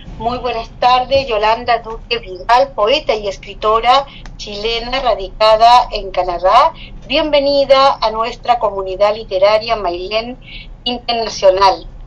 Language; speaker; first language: Spanish; native; Spanish